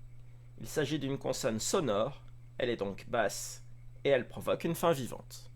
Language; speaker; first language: French; native; French